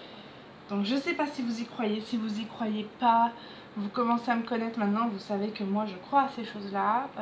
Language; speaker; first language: French; native; French